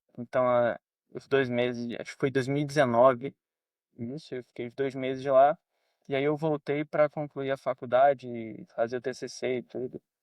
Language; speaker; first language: Portuguese; native; Portuguese